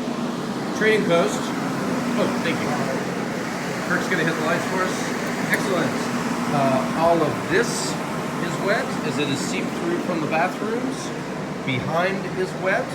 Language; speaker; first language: English; native; English